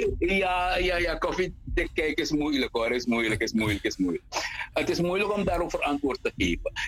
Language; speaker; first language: Dutch; native; Dutch